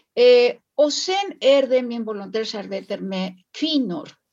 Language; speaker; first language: Swedish; non-native, fluent; Spanish